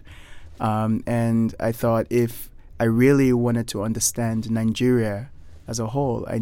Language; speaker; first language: English; non-native, local second language; Yoruba